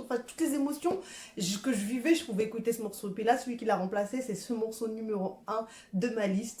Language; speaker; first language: French; native; French